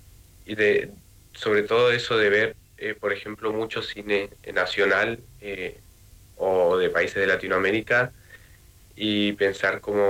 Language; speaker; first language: Spanish; native; Spanish